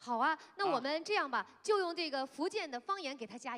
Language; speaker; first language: Chinese; native; Chinese